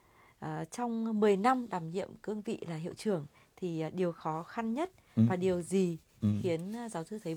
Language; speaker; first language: Vietnamese; native; Vietnamese